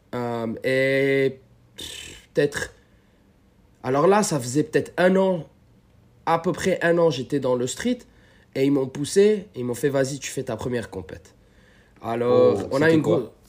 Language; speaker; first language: French; non-native, local second language; Arabic